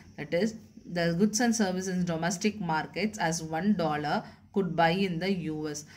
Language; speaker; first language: English; non-native, local second language; Tamil